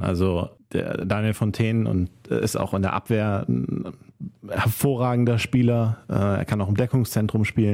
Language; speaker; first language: German; native; German